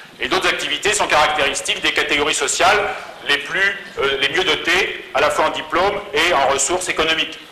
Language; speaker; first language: French; native; French